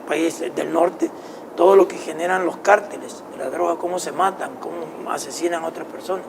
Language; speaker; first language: Spanish; native; Spanish